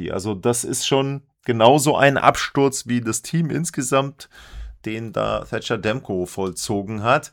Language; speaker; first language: German; native; German